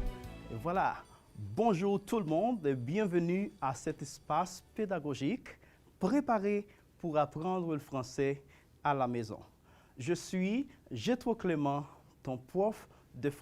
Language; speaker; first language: French; non-native, fluent; Spanish